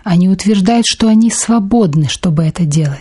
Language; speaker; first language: Russian; native; Russian